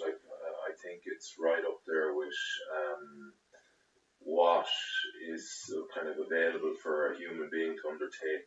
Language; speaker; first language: English; native; English